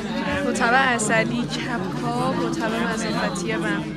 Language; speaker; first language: Persian; native; Persian